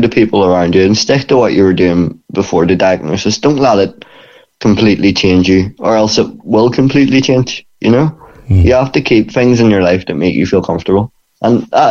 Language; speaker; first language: English; native; English